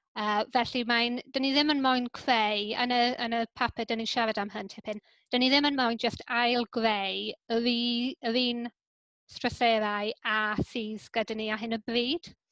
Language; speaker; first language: Welsh; non-native, local second language; English